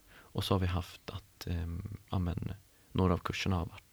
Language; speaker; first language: Swedish; native; Swedish